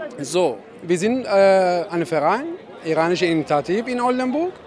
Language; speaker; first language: German; non-native, learner; Persian